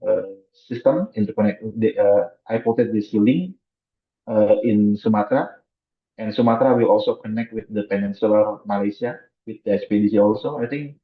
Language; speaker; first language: English; non-native, fluent; Indonesian